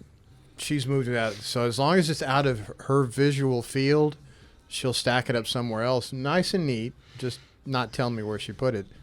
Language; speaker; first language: English; native; English